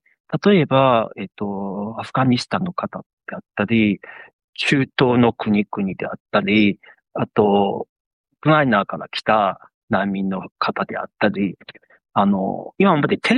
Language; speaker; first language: Japanese; non-native, fluent; Chinese